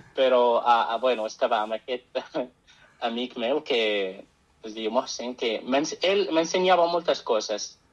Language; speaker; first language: Catalan; non-native, fluent; Arabic